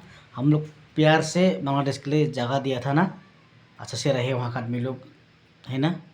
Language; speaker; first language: Hindi; non-native, local second language; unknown